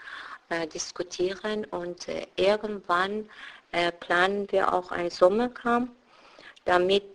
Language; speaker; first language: German; non-native, fluent; Persian